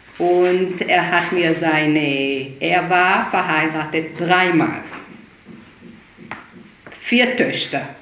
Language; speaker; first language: German; early bilingual, heritage; German